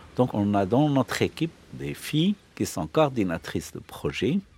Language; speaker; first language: French; non-native, local second language; Arabic